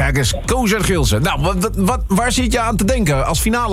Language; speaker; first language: Dutch; native; Dutch